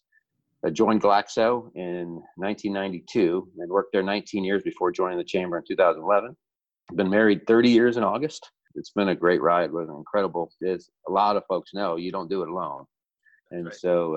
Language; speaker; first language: English; early bilingual, other home language; Italian